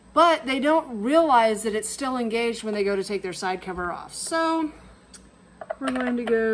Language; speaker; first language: English; native; English